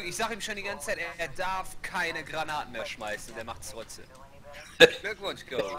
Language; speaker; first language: German; native; German